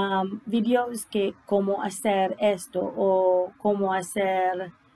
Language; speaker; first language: Spanish; non-native, learner; English